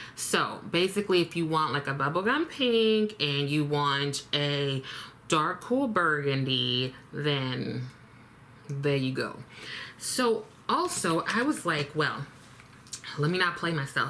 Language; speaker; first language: English; native; English